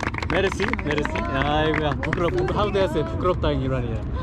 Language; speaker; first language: Korean; native; Korean